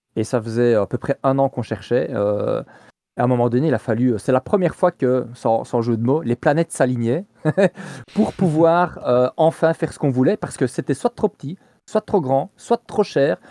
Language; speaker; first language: French; native; French